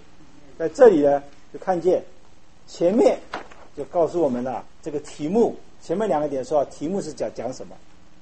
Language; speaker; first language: Chinese; native; Chinese